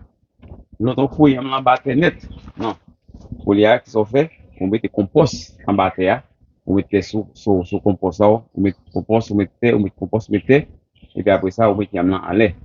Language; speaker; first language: French; non-native, learner; Haitian Creole